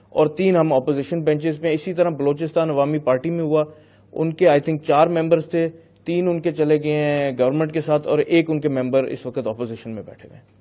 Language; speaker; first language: Urdu; non-native, local second language; Punjabi